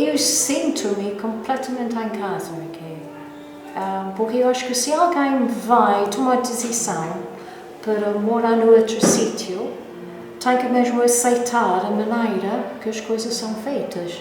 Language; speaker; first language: Portuguese; non-native, fluent; English